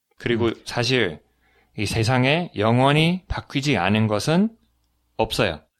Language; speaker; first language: Korean; non-native, fluent; English